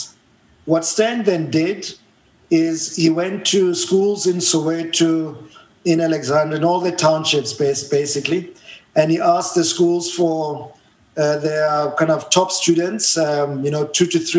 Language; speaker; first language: English; non-native, local second language; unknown